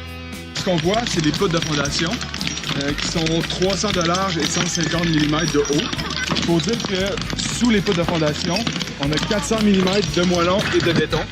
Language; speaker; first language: French; native; French